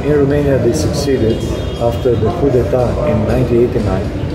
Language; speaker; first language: English; non-native, fluent; Romanian